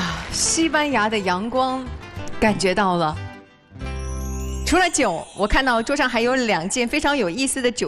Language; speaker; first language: Chinese; native; Chinese